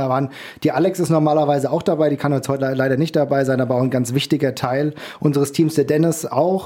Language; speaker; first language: German; native; German